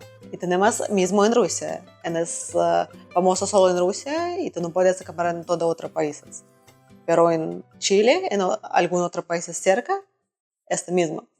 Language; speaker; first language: Spanish; non-native, learner; Russian